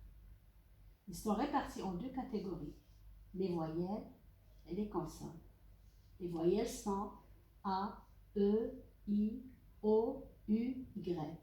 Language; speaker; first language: French; non-native, local second language; Arabic